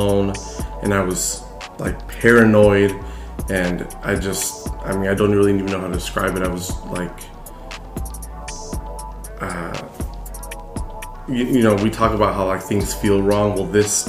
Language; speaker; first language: English; native; English